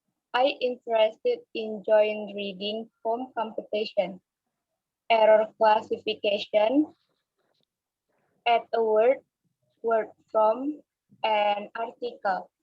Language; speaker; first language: English; non-native, learner; Indonesian